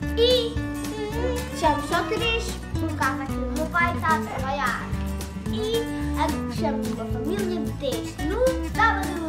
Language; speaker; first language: Portuguese; early bilingual, other home language; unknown